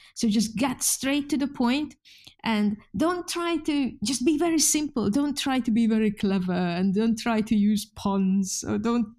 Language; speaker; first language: English; non-native, fluent; Hungarian